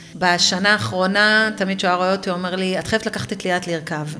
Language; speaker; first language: Hebrew; native; Hebrew